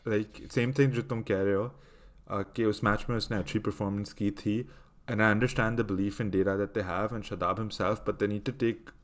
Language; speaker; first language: Urdu; native; Urdu